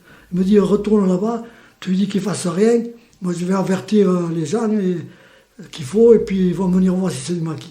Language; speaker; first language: French; native; French